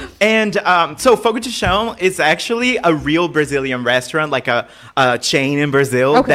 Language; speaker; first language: English; non-native, fluent; Portuguese